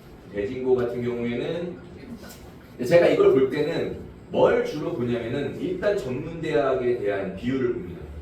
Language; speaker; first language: Korean; native; Korean